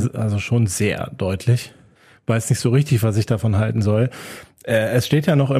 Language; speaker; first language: German; native; German